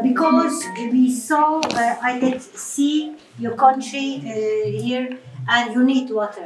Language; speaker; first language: English; non-native, learner; Turkish